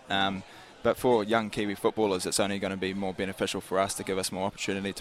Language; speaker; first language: English; native; English